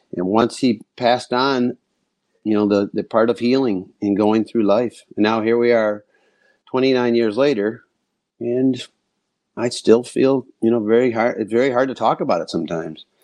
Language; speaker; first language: English; native; English